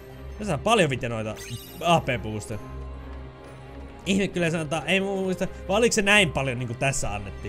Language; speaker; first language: Finnish; native; Finnish